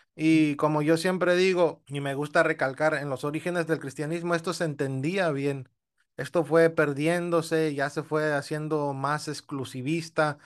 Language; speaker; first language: Spanish; early bilingual, heritage; Spanish